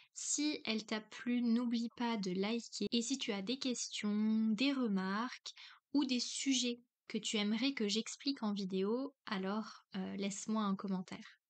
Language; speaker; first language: French; native; French